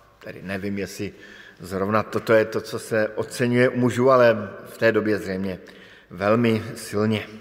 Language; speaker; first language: Czech; native; Czech